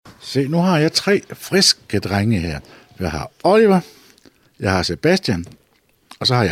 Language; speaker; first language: Danish; native; Danish